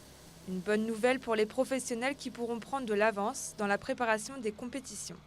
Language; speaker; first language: French; native; French